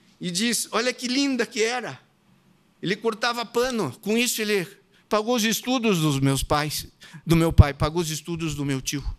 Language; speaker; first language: Portuguese; native; Portuguese